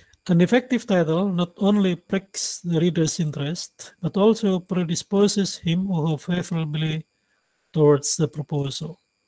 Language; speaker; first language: English; non-native, fluent; Indonesian